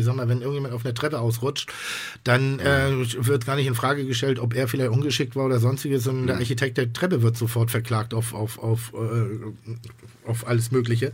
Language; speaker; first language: German; native; German